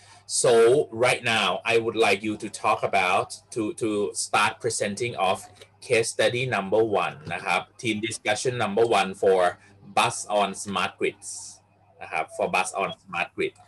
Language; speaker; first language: English; non-native, fluent; Thai